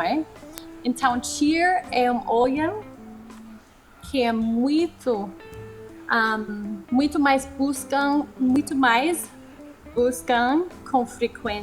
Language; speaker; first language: Portuguese; non-native, fluent; English